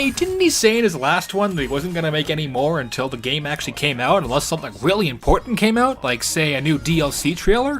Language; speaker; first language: English; native; English